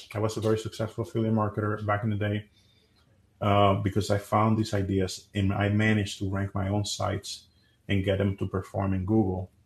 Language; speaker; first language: English; non-native, fluent; Spanish